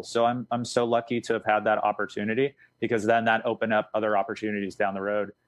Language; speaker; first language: English; native; English